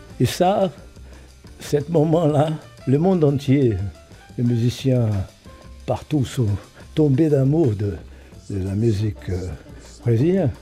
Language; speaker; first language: French; non-native, fluent; Portuguese